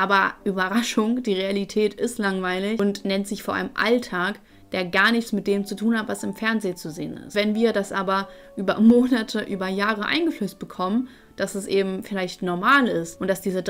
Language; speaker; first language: German; native; German